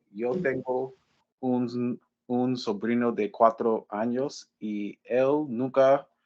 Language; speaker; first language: Spanish; non-native, learner; English